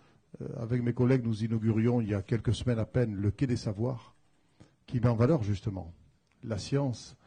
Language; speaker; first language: French; native; French